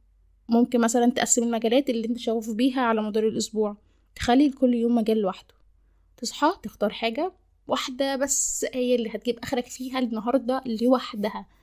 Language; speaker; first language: Arabic; native; Arabic